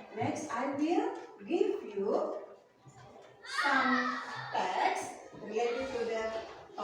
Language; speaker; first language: English; non-native, learner; Indonesian